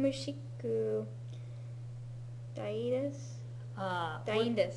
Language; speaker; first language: Japanese; non-native, learner; English